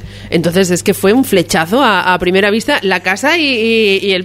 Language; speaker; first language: Spanish; native; Spanish